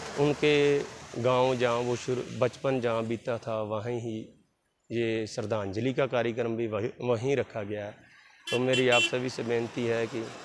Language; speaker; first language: Hindi; non-native, local second language; Punjabi